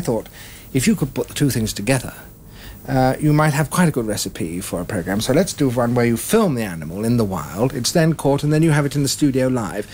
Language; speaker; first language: English; native; English